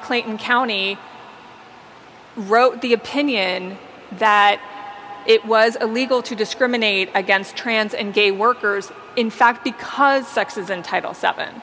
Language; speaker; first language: English; native; English